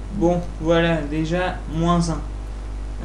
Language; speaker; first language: French; native; French